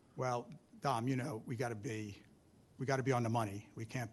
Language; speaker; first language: English; native; English